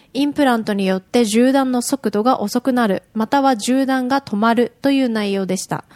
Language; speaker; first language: Japanese; native; Japanese